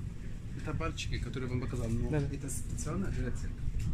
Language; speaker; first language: Russian; non-native, learner; Arabic